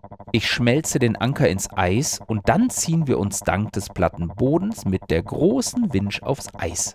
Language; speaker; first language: German; native; German